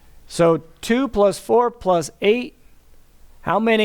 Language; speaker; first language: English; native; English